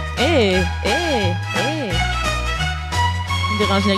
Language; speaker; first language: French; native; French